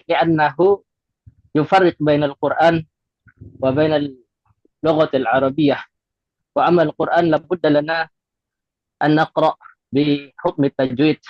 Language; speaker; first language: Arabic; non-native, learner; Indonesian